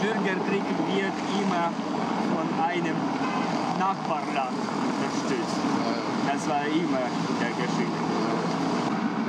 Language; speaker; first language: German; non-native, fluent; Ukrainian